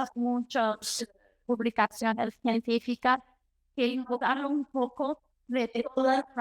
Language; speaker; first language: Spanish; non-native, learner; Portuguese